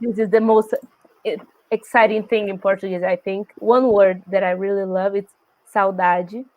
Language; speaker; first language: English; non-native, learner; Portuguese